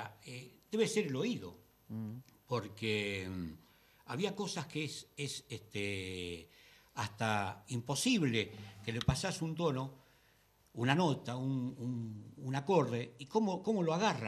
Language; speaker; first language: Spanish; native; Spanish